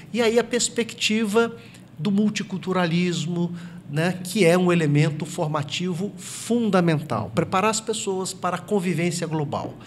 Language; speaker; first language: Portuguese; native; Portuguese